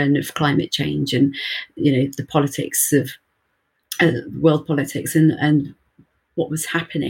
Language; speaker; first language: English; native; English